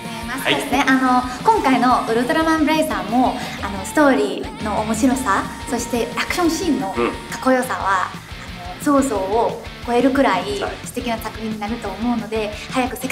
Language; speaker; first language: Japanese; non-native, fluent; Thai